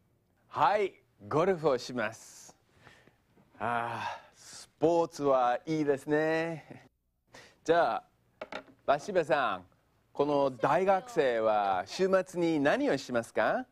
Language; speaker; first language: Japanese; non-native, fluent; English